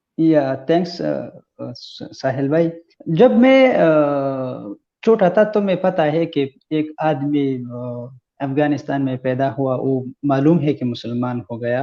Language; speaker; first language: Hindi; non-native, learner; Pashto